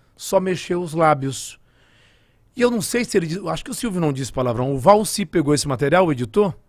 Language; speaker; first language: Portuguese; native; Portuguese